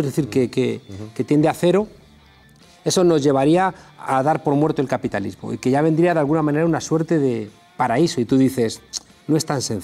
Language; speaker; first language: Spanish; native; Spanish